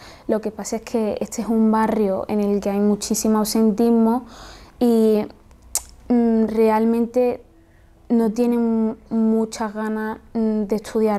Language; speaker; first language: Spanish; early bilingual, other home language; Arabic